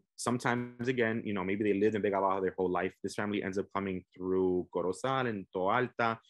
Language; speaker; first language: English; native; English